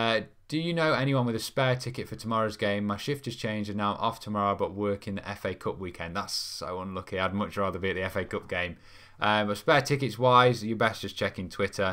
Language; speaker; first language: English; native; English